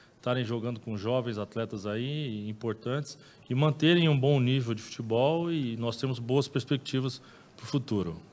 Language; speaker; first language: Portuguese; native; Portuguese